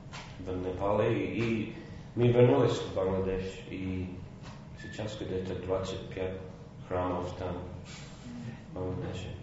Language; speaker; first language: Russian; non-native, fluent; English